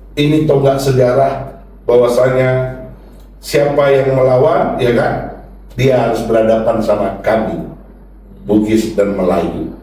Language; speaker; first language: Indonesian; native; Indonesian